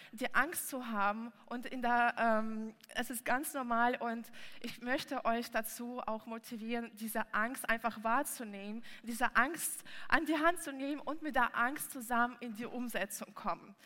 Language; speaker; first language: German; non-native, fluent; Russian